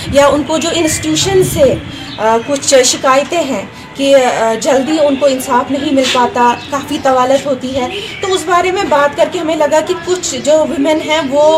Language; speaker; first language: Urdu; non-native, local second language; Kashmiri